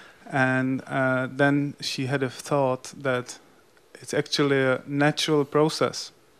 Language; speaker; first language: English; non-native, fluent; Czech